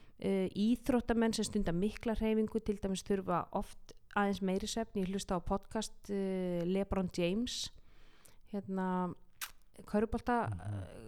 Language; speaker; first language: Icelandic; native; Icelandic